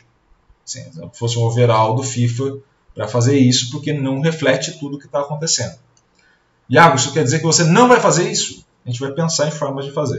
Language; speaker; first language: Portuguese; native; Portuguese